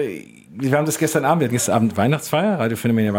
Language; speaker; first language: German; native; German